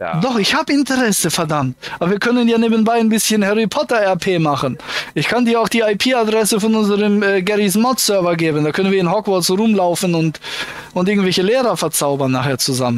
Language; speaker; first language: German; native; German